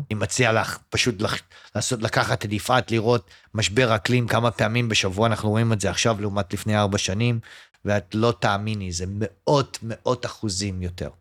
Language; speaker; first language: Hebrew; early bilingual, other home language; English